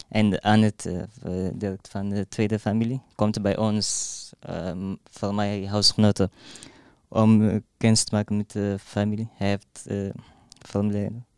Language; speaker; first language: Dutch; non-native, learner; Tigrinya